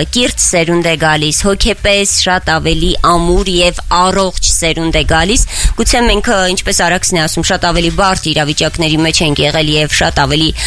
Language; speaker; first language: Armenian; native; Armenian